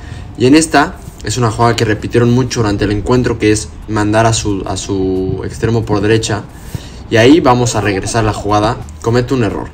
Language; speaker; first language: Spanish; native; Spanish